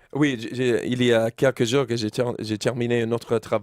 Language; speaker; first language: French; non-native, learner; English